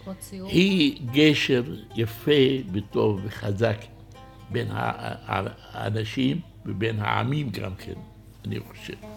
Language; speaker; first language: Hebrew; non-native, local second language; Arabic